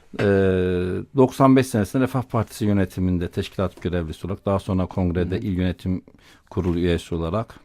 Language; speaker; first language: Turkish; native; Turkish